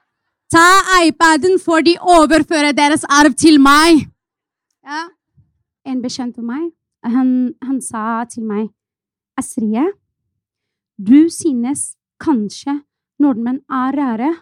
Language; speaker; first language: Norwegian; non-native, fluent; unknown